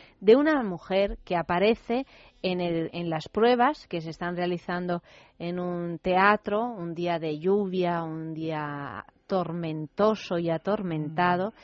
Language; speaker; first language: Spanish; native; Spanish